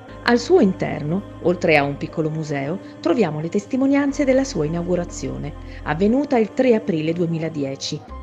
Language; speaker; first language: Italian; native; Italian